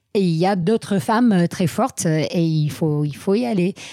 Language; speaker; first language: French; non-native, fluent; English